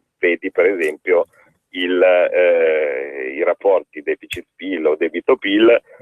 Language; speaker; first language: Italian; native; Italian